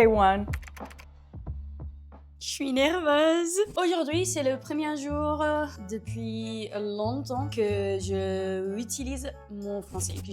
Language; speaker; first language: French; non-native, fluent; Portuguese